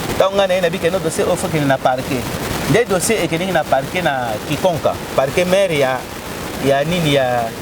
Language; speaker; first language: Lingala; non-native, local second language; Kongo